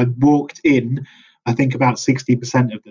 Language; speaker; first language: English; native; English